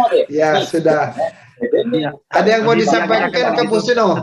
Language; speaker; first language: Indonesian; native; Indonesian